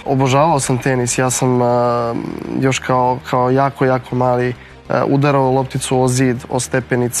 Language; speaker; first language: Serbian; native; Serbian